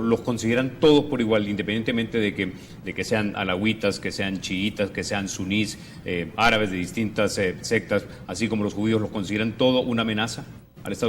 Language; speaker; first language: Spanish; native; Spanish